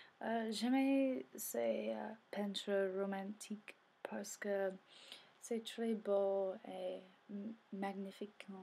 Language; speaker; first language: French; non-native, learner; English